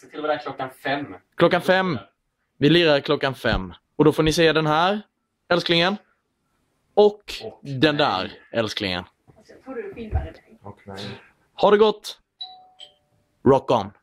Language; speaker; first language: Swedish; native; Swedish